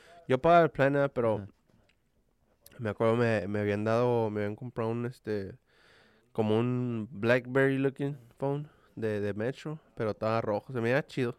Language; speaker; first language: Spanish; early bilingual, heritage; Spanish